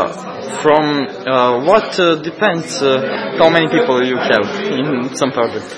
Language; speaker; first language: English; non-native, learner; Serbian